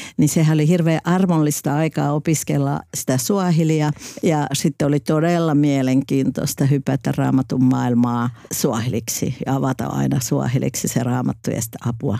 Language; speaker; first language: Finnish; native; Finnish